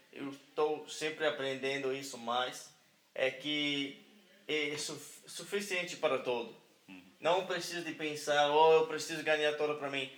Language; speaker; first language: Portuguese; non-native, learner; English